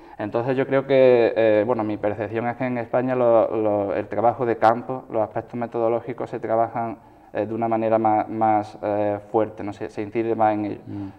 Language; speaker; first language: Spanish; native; Spanish